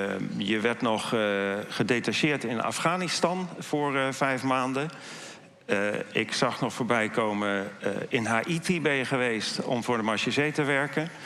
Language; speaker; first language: Dutch; native; Dutch